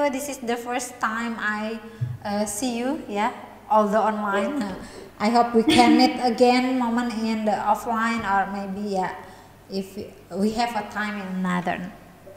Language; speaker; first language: English; non-native, learner; Indonesian